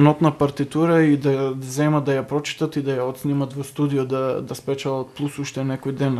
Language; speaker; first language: Macedonian; native; Macedonian